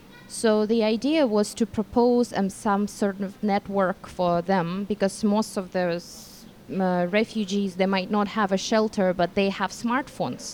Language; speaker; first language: English; non-native, fluent; Russian